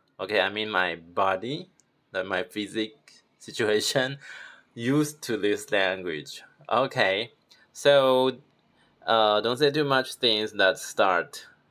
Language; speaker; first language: English; non-native, fluent; Chinese